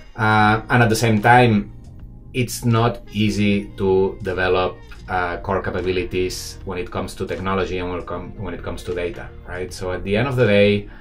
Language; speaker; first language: English; non-native, fluent; Spanish